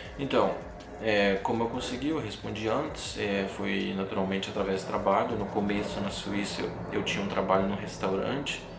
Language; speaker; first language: Portuguese; native; Portuguese